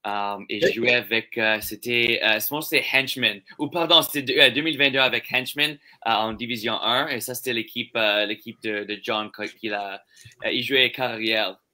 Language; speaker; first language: French; non-native, local second language; English